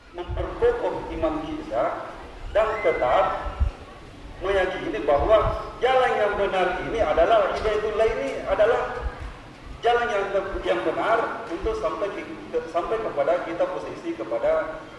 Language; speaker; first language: Indonesian; native; Indonesian